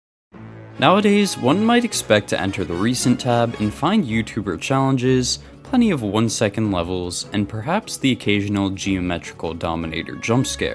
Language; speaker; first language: English; native; English